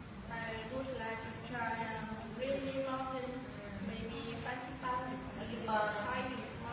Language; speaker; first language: English; non-native, learner; Vietnamese